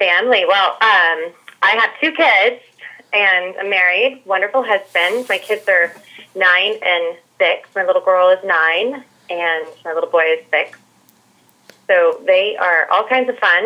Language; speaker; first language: English; native; English